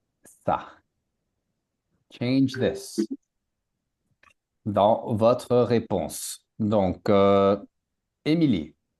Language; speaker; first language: French; native; French